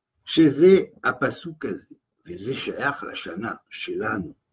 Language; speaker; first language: Hebrew; non-native, fluent; French